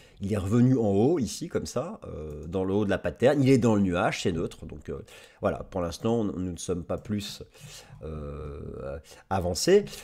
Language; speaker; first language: French; native; French